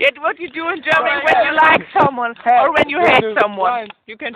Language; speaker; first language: English; non-native, learner; German